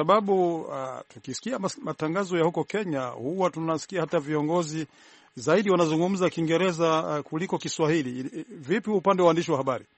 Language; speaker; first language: Swahili; non-native, local second language; Rundi